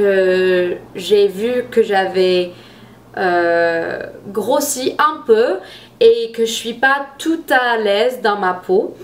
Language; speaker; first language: French; non-native, fluent; English